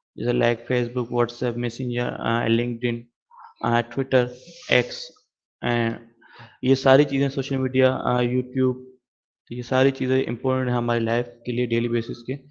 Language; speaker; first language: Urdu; non-native, local second language; Sindhi